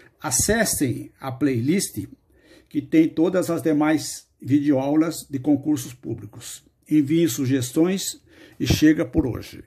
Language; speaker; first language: Portuguese; native; Portuguese